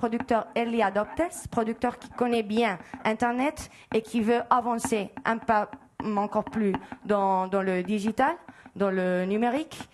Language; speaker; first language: French; non-native, fluent; Spanish